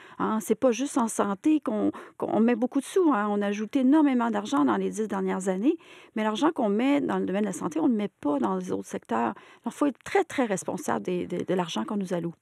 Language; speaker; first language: French; native; French